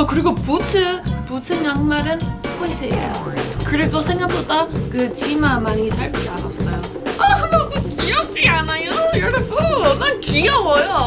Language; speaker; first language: Korean; non-native, fluent; English